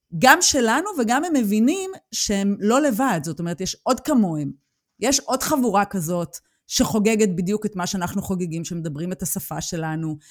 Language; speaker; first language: Hebrew; native; Hebrew